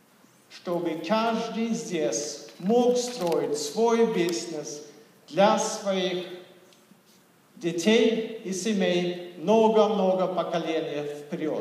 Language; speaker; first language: Russian; non-native, fluent; Swedish